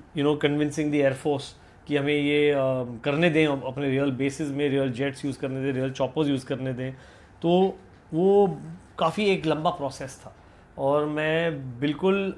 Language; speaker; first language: Hindi; native; Hindi